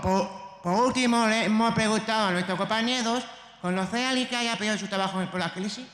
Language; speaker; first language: Spanish; native; Spanish